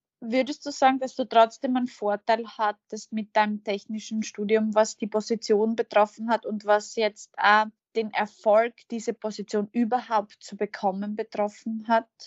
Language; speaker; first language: German; native; German